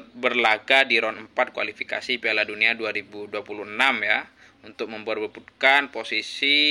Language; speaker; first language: Indonesian; native; Indonesian